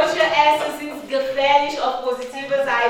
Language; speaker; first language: German; non-native, learner; French